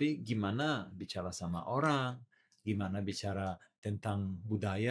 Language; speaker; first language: Indonesian; non-native, learner; Italian